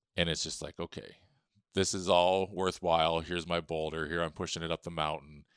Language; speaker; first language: English; native; English